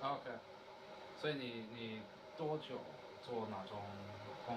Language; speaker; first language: Chinese; non-native, learner; English